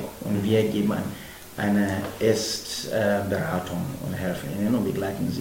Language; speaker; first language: German; non-native, fluent; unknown